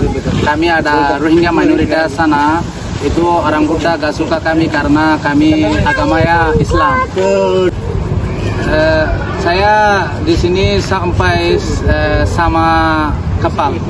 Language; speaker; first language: Indonesian; non-native, learner; Rohingya